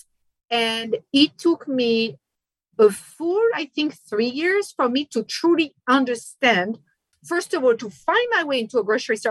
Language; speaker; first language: English; non-native, fluent; French